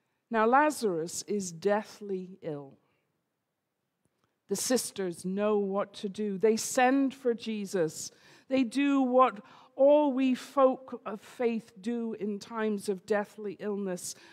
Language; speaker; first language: English; native; English